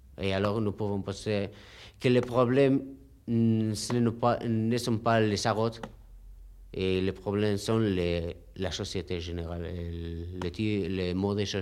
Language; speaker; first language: French; non-native, learner; Spanish